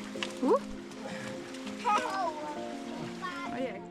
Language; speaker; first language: Dutch; native; Dutch